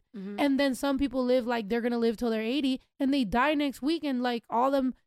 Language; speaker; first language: English; native; English